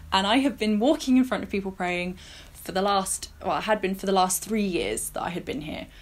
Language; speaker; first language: English; native; English